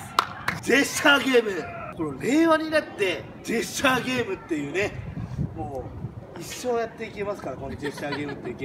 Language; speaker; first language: Japanese; native; Japanese